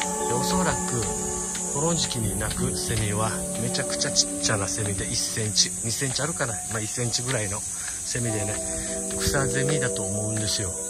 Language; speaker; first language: Japanese; native; Japanese